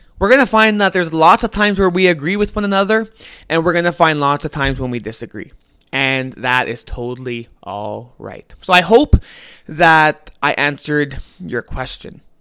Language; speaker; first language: English; native; English